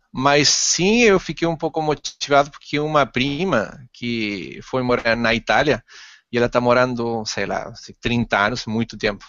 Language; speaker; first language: Portuguese; non-native, fluent; Spanish